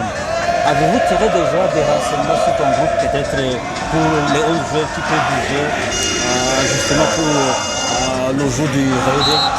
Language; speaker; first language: French; non-native, local second language; Kinyarwanda